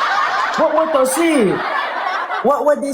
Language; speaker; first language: English; non-native, local second language; Malay